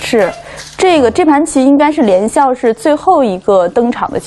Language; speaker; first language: Chinese; native; Chinese